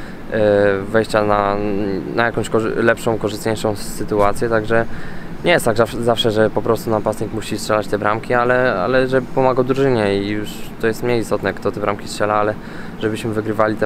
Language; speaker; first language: Polish; native; Polish